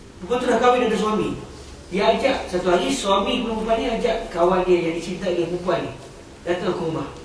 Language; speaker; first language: Malay; native; Malay